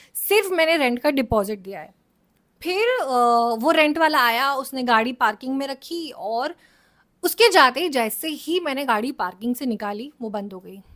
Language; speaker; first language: Hindi; native; Hindi